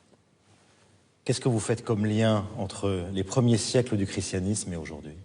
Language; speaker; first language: French; native; French